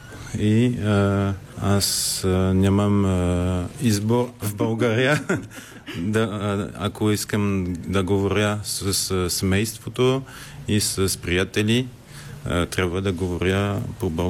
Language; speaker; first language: Bulgarian; non-native, learner; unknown